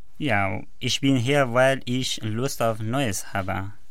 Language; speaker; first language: German; non-native, learner; Persian